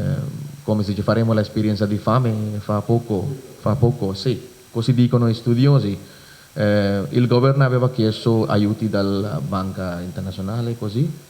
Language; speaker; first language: Italian; non-native, fluent; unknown